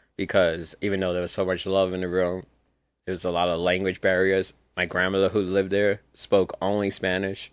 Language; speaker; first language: English; early bilingual, other home language; Spanish